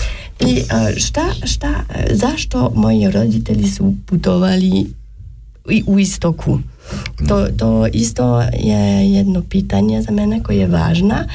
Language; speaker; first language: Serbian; non-native, fluent; German